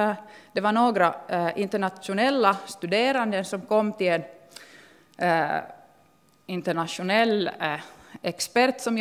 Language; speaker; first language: Swedish; non-native, local second language; Finnish